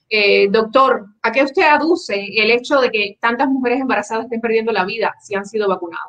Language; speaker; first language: Spanish; native; Spanish